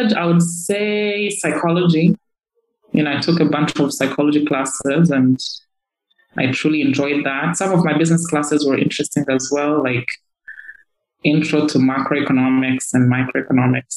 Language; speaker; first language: English; non-native, local second language; Kinyarwanda